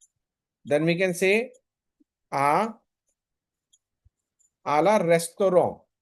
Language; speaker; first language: French; non-native, learner; Hindi